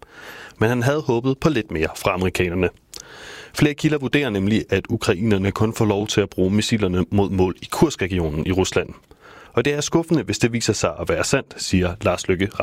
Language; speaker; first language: Danish; native; Danish